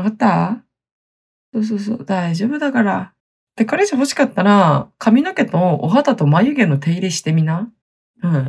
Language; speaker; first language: Japanese; native; Japanese